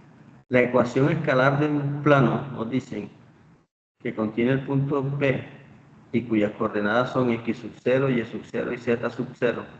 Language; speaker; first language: Spanish; native; Spanish